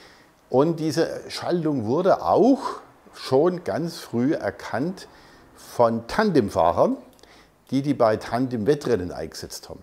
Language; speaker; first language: German; native; German